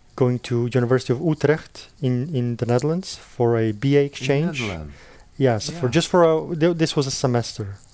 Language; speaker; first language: English; non-native, fluent; Slovenian